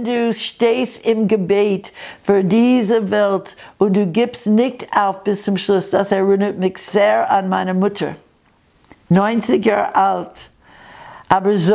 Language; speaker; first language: German; non-native, fluent; English